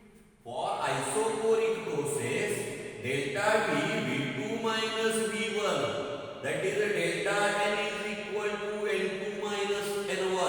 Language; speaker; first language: English; non-native, local second language; Marathi